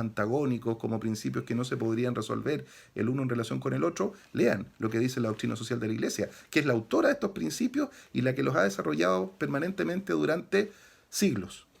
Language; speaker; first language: Spanish; native; Spanish